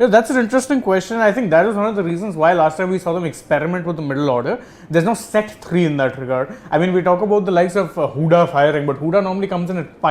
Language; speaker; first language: English; non-native, local second language; Hindi